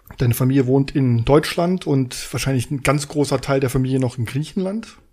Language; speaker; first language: German; native; German